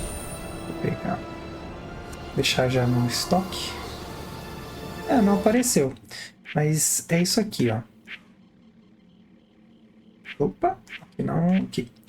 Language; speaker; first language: Portuguese; native; Portuguese